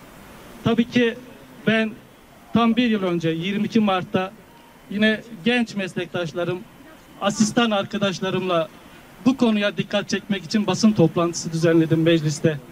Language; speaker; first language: Turkish; native; Turkish